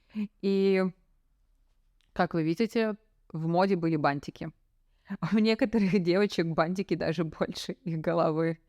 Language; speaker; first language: Russian; native; Russian